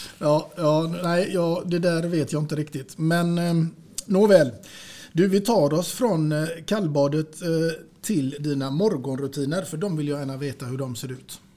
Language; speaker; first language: Swedish; native; Swedish